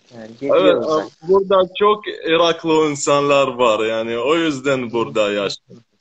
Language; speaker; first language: Turkish; non-native, learner; Arabic